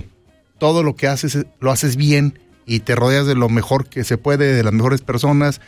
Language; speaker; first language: Spanish; native; Spanish